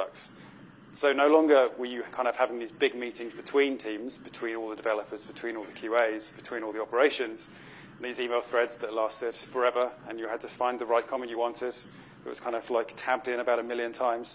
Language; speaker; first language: English; native; English